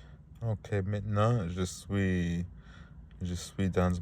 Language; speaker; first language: French; non-native, learner; Spanish